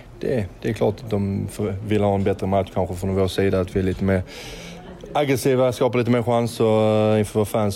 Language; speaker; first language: Swedish; native; Swedish